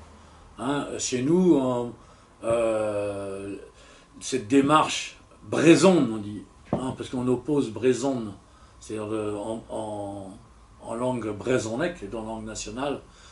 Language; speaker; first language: French; native; French